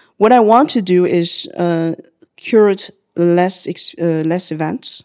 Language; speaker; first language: English; non-native, fluent; Chinese